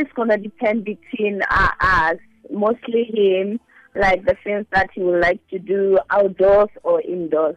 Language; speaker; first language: English; non-native, local second language; Southern Sotho